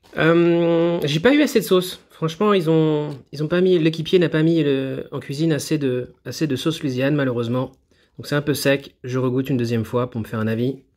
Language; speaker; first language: French; native; French